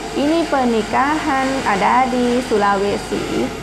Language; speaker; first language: Indonesian; non-native, learner; Thai